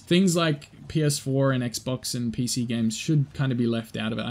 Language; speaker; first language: English; native; English